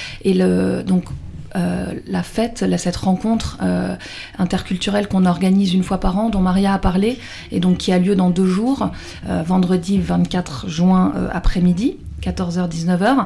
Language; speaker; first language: French; native; French